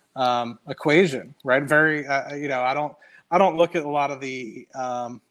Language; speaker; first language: English; native; English